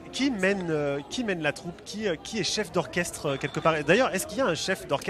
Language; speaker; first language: French; native; French